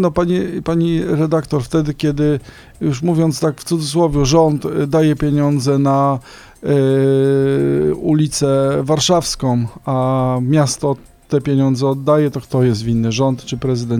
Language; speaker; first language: Polish; native; Polish